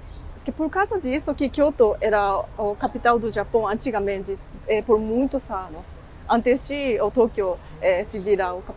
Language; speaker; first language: Portuguese; non-native, fluent; Japanese